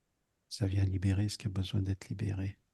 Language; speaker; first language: French; native; French